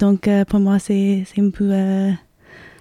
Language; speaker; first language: French; non-native, fluent; English